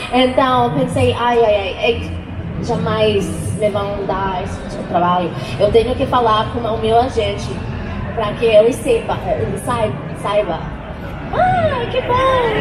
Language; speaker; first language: Portuguese; non-native, learner; English